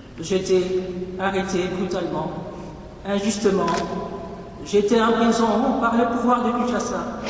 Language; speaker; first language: French; non-native, local second language; Lingala